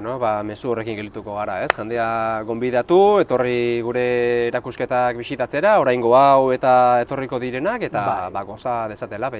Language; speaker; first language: Basque; native; Basque